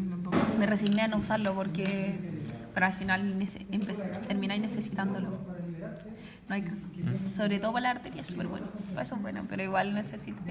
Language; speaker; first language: Spanish; native; Spanish